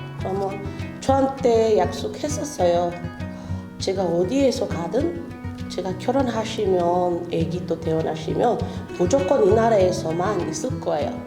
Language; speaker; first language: Korean; non-native, learner; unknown